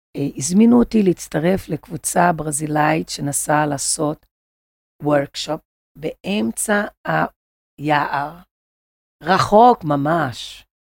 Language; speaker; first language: Hebrew; non-native, fluent; Portuguese